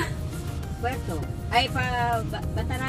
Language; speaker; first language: Filipino; non-native, local second language; Cebuano